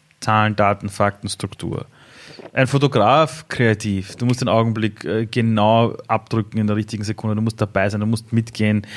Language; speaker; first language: German; early bilingual, other home language; Persian